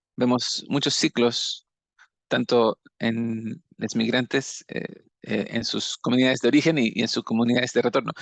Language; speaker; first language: Spanish; native; Spanish